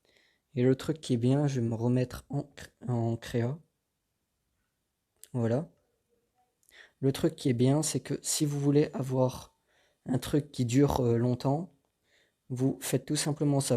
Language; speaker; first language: French; native; French